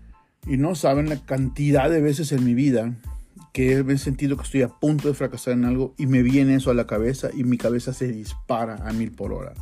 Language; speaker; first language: Spanish; native; Spanish